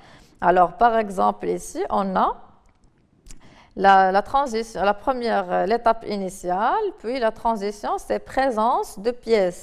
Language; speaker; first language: French; non-native, local second language; Arabic